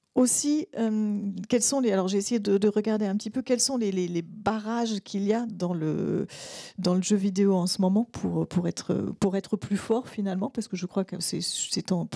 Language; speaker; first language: French; native; French